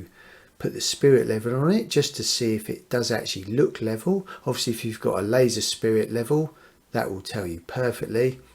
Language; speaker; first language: English; native; English